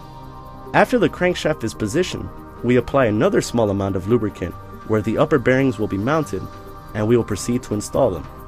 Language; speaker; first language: English; non-native, fluent; Spanish